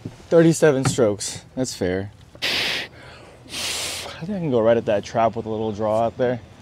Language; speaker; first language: English; early bilingual, other home language; Korean